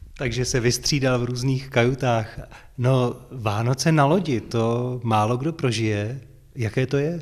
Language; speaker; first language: Czech; native; Czech